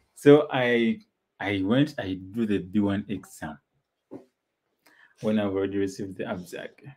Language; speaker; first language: English; non-native, local second language; Ganda